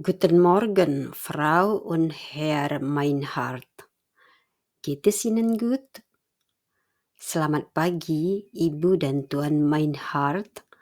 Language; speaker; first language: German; non-native, fluent; Indonesian